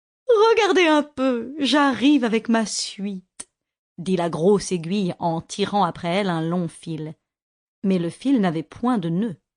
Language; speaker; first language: French; native; French